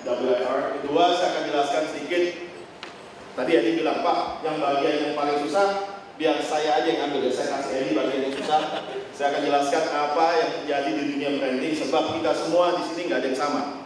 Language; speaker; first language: Indonesian; native; Indonesian